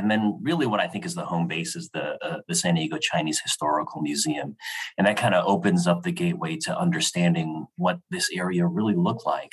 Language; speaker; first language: English; native; English